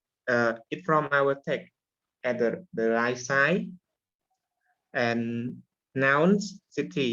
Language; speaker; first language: English; non-native, learner; Khmer